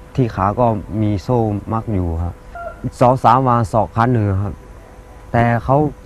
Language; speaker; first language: Thai; non-native, local second language; Lahu